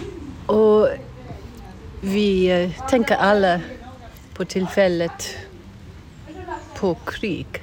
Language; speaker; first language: Swedish; non-native, learner; English